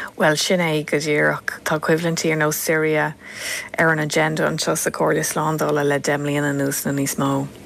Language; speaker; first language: Irish; non-native, local second language; English